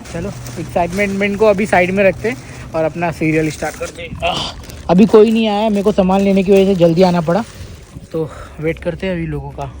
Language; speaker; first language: Hindi; native; Hindi